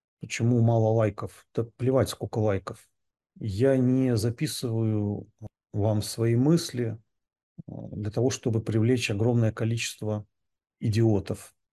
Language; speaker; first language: Russian; native; Russian